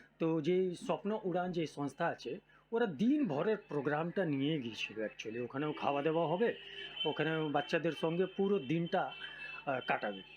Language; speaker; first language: Bangla; non-native, local second language; Hindi